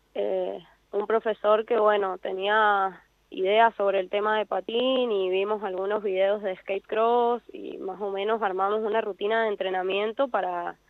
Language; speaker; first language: Spanish; native; Spanish